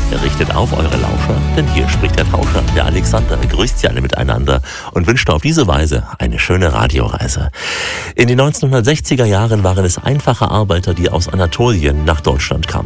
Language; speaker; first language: German; native; German